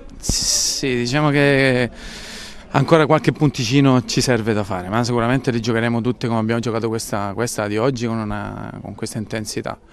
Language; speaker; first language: Italian; native; Italian